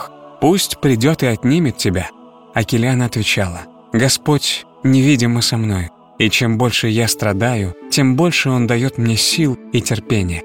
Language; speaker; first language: Russian; native; Russian